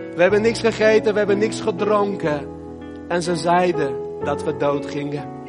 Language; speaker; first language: Dutch; early bilingual, other home language; Armenian